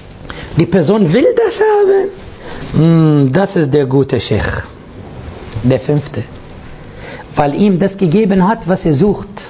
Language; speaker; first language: German; non-native, fluent; Arabic